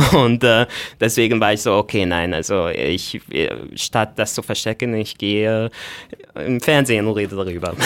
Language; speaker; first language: German; non-native, fluent; Arabic